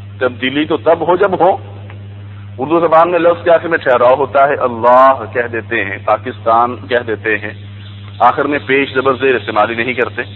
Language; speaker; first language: Urdu; native; Urdu